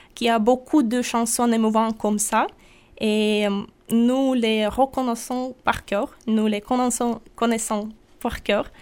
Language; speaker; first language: French; non-native, fluent; Russian